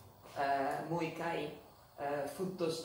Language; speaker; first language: Japanese; non-native, fluent; Italian